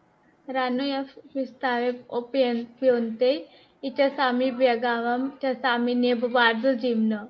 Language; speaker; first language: Polish; non-native, learner; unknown